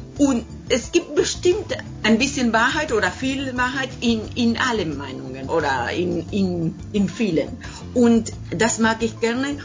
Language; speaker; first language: German; non-native, fluent; Spanish